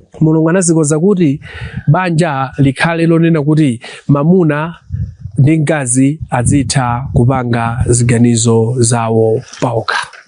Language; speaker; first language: Nyanja; non-native, local second language; Tumbuka